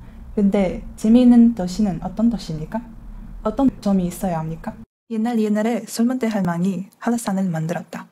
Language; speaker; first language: Korean; non-native, fluent; Kazakh